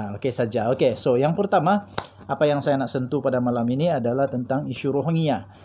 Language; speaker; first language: Malay; non-native, local second language; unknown